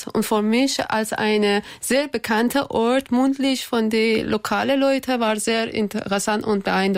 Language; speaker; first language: German; non-native, learner; Persian